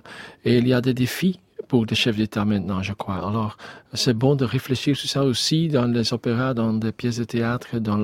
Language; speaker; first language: French; non-native, learner; Dutch